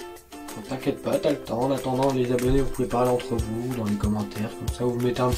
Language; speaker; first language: French; native; French